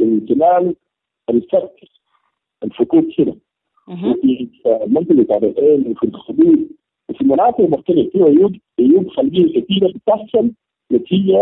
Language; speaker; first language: Arabic; native; Arabic